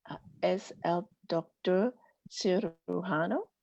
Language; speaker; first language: Spanish; non-native, learner; English